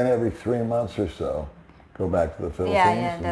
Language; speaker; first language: English; native; English